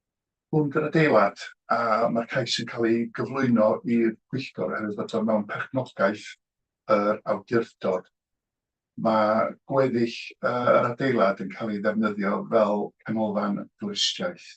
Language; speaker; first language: Welsh; native; Welsh